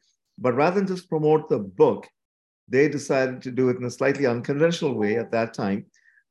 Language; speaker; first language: English; non-native, local second language; Tamil